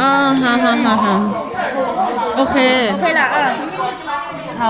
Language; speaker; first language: Chinese; non-native, fluent; Thai